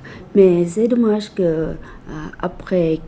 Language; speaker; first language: French; non-native, fluent; Thai